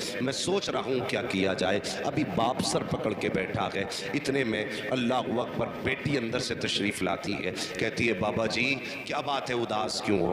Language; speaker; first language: Urdu; native; Urdu